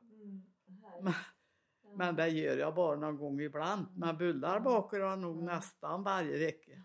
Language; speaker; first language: Swedish; native; Swedish